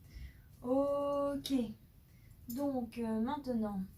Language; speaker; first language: French; native; French